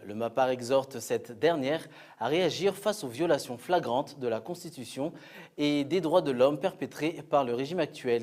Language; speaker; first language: French; non-native, local second language; Malagasy